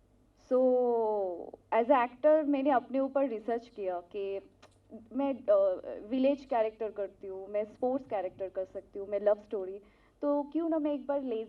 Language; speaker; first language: Hindi; non-native, local second language; Telugu